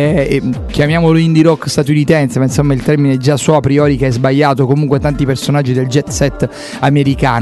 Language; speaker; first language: Italian; native; Italian